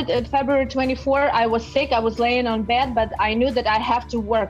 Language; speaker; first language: English; non-native, learner; Russian